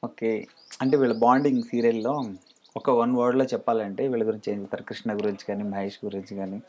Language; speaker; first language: Telugu; native; Telugu